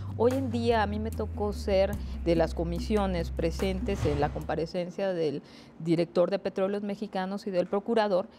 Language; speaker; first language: Spanish; native; Spanish